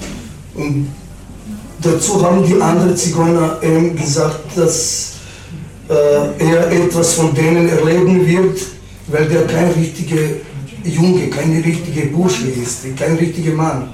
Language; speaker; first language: German; non-native, fluent; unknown